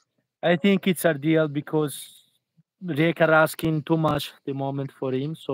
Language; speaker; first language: English; non-native, fluent; Italian